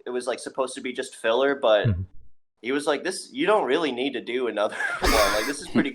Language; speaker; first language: English; native; English